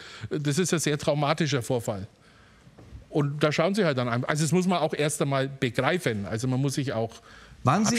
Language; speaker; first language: German; native; German